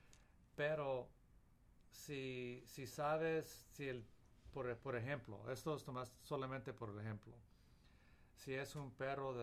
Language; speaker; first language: Spanish; early bilingual, heritage; Spanish